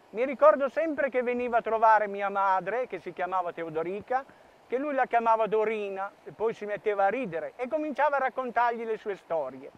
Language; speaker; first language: Italian; native; Italian